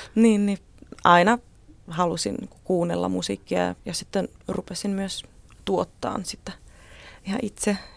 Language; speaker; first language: Finnish; non-native, fluent; Czech